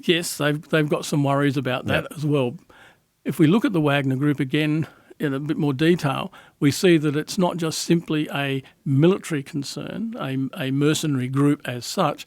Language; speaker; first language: English; native; English